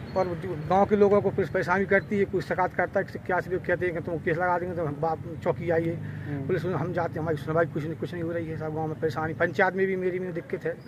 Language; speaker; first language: Hindi; native; Hindi